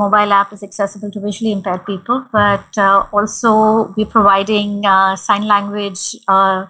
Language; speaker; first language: English; non-native, local second language; Hindi